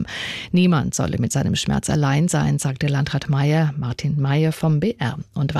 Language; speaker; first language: German; native; German